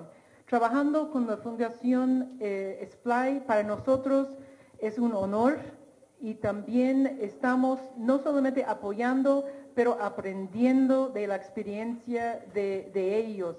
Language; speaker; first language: Spanish; non-native, fluent; English